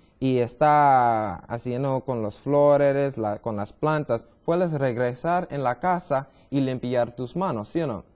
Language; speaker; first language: Spanish; non-native, learner; English